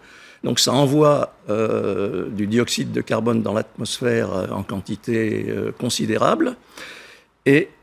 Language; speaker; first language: French; native; French